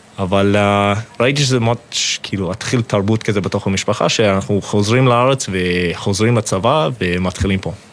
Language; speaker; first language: Hebrew; non-native, fluent; English